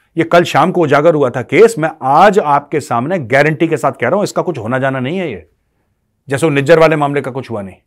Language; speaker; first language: Hindi; native; Hindi